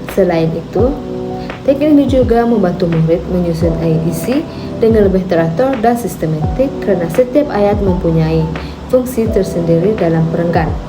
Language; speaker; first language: Malay; non-native, local second language; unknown